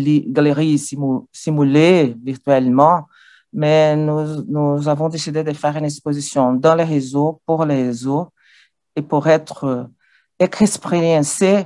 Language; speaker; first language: French; non-native, learner; Portuguese